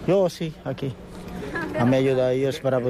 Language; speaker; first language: Spanish; non-native, learner; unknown